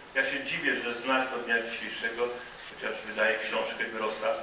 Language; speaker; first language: Polish; native; Polish